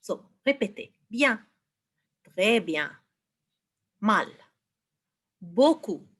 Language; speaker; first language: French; non-native, fluent; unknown